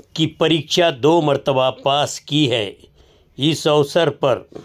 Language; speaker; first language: Hindi; non-native, local second language; Marathi